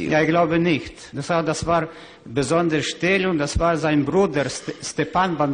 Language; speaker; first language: German; non-native, learner; Ukrainian